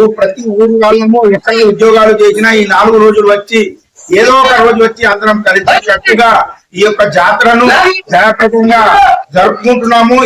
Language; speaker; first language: Telugu; non-native, local second language; Lambadi